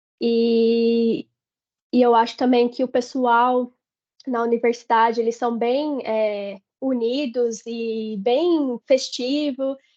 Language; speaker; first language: Portuguese; native; Portuguese